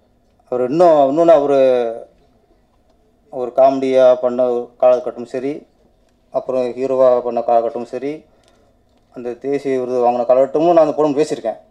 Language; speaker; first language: Tamil; native; Tamil